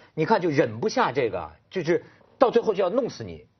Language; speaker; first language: Chinese; native; Chinese